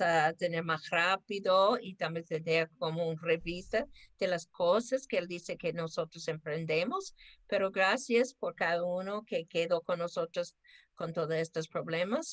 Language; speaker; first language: Spanish; non-native, fluent; English